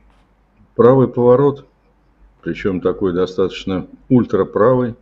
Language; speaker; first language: Russian; native; Russian